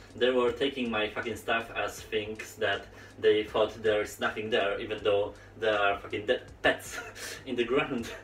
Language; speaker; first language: English; non-native, fluent; Polish